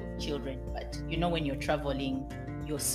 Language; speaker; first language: English; non-native, local second language; Ganda